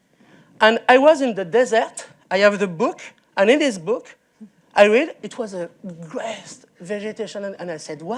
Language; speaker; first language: English; non-native, learner; French